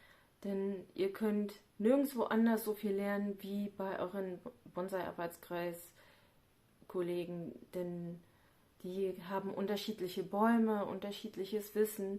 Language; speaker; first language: German; native; German